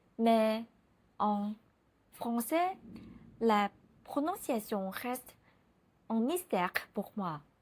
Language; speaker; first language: French; non-native, learner; Vietnamese